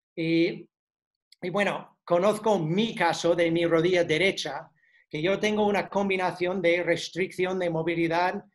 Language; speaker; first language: Spanish; non-native, fluent; English